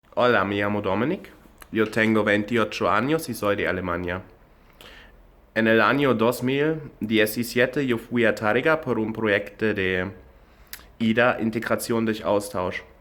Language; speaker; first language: Spanish; non-native, learner; German